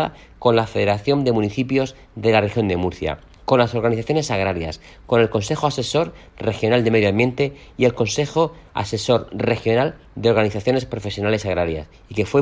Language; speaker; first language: Spanish; native; Spanish